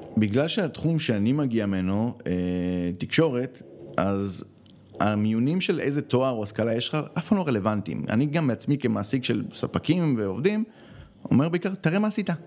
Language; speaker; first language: Hebrew; early bilingual, other home language; Spanish